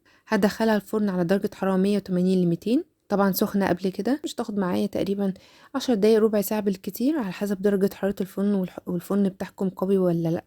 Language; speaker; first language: Arabic; native; Arabic